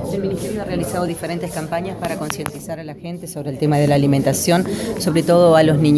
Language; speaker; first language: Spanish; native; Spanish